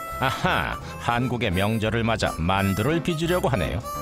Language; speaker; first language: Korean; native; Korean